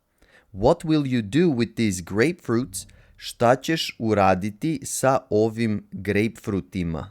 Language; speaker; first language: Serbian; native; Serbian